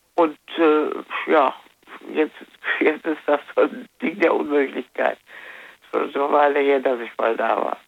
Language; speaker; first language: German; native; German